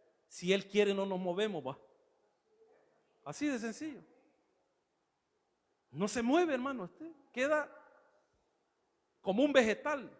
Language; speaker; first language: Spanish; native; Spanish